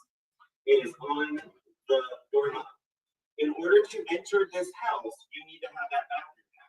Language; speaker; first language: English; native; English